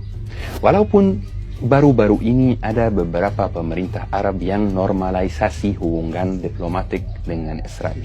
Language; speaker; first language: Indonesian; non-native, fluent; Arabic